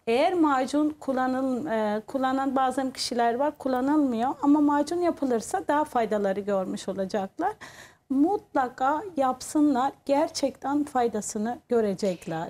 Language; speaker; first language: Turkish; non-native, fluent; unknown